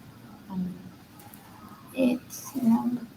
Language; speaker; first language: English; non-native, learner; Vietnamese